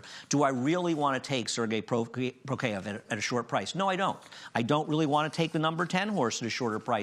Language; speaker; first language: English; native; English